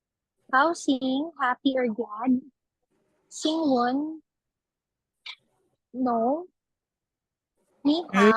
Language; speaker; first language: English; non-native, learner; Filipino